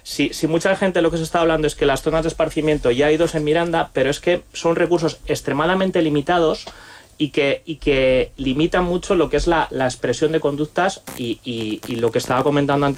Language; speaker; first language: Spanish; native; Spanish